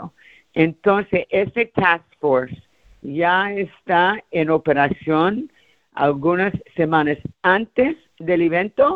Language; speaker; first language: Spanish; early bilingual, heritage; Spanish